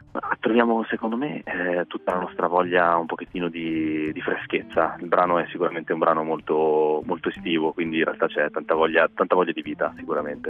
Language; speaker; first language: Italian; native; Italian